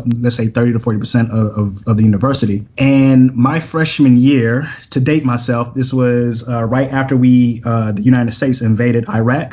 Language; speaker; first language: English; native; English